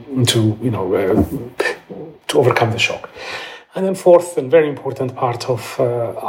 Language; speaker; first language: English; non-native, fluent; Amharic